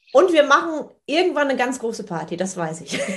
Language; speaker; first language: German; native; German